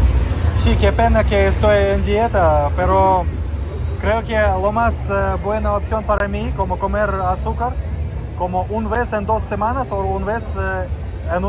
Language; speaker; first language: Spanish; non-native, learner; Russian